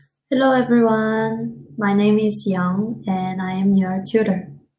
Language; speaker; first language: English; non-native, fluent; Korean